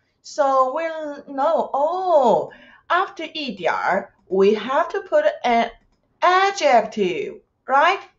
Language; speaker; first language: English; non-native, fluent; Chinese